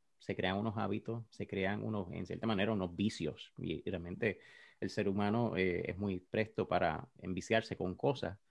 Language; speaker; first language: Spanish; native; Spanish